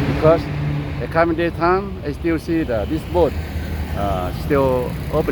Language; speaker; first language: English; non-native, learner; Lao